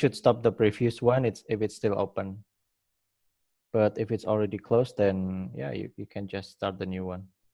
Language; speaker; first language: English; non-native, fluent; Indonesian